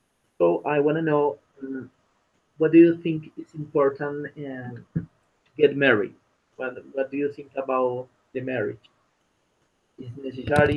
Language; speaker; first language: English; non-native, learner; Spanish